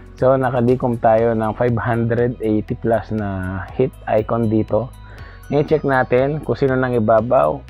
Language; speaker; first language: Filipino; non-native, local second language; Pampanga